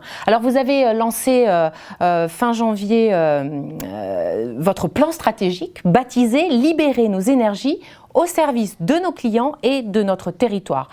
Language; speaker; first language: French; native; French